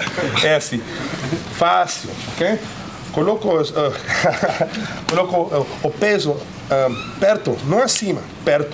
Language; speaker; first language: Portuguese; non-native, learner; English